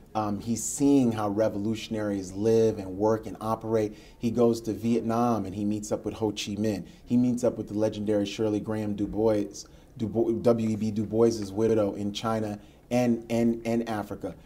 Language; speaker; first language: English; native; English